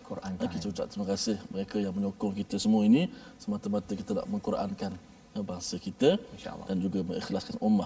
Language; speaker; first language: Malay; native; Malay